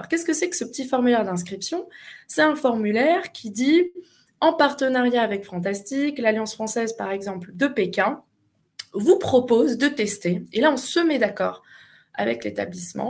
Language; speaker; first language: French; native; French